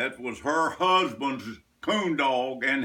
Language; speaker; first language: English; native; English